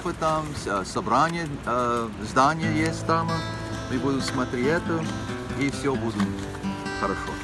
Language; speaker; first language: Russian; early bilingual, heritage; Russian